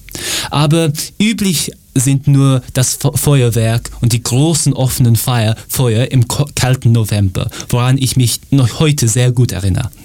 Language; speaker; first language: German; non-native, fluent; English